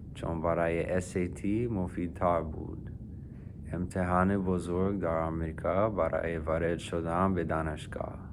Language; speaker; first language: Persian; non-native, fluent; English